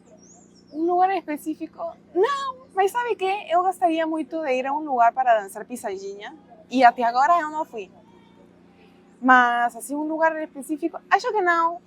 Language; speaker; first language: Portuguese; non-native, fluent; Spanish